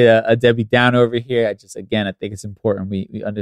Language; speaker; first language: English; native; English